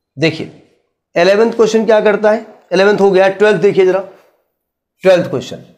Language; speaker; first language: Hindi; native; Hindi